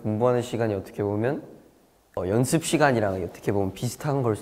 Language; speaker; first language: Korean; early bilingual, heritage; Korean